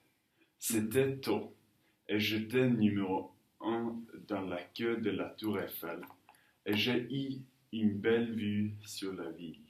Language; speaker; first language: French; non-native, learner; Norwegian